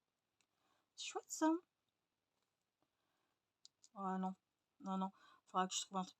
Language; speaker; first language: French; native; French